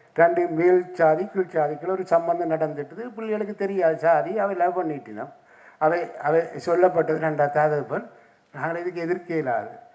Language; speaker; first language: Tamil; native; Tamil